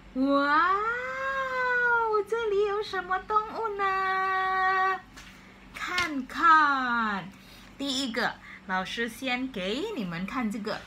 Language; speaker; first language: Chinese; non-native, fluent; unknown